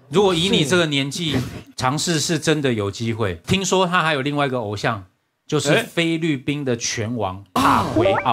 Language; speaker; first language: Chinese; native; Chinese